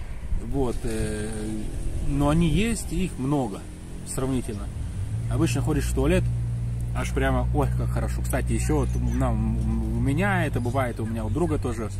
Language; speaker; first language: Russian; native; Russian